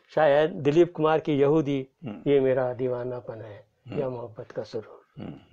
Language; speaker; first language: Hindi; native; Hindi